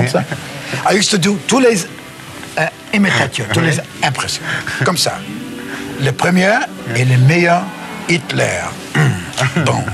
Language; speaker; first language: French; non-native, learner; English